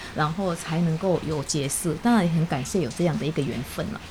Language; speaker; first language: Chinese; non-native, fluent; Indonesian